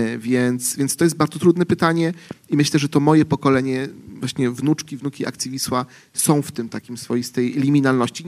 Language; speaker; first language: Polish; native; Polish